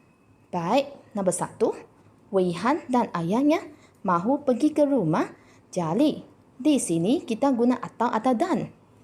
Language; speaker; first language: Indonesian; non-native, local second language; Chinese